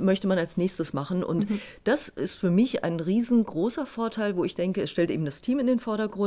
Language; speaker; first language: German; native; German